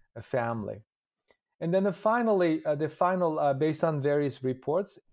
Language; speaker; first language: English; non-native, fluent; Uyghur